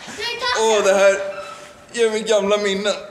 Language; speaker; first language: Swedish; native; Swedish